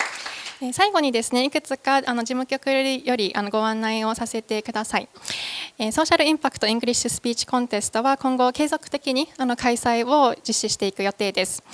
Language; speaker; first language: Japanese; native; Japanese